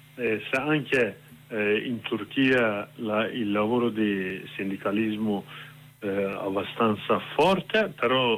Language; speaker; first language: Italian; non-native, learner; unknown